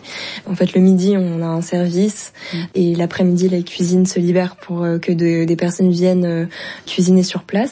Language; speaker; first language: French; early bilingual, other home language; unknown